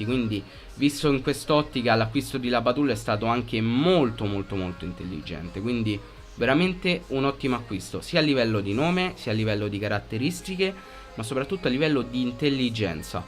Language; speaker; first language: Italian; native; Italian